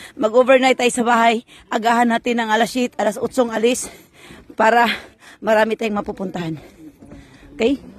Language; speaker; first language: Filipino; non-native, local second language; Cebuano